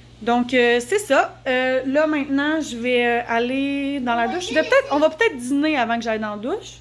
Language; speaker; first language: French; native; French